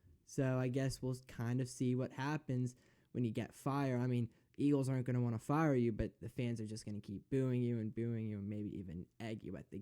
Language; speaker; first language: English; native; English